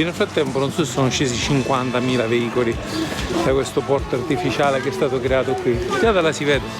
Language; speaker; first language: Italian; native; Italian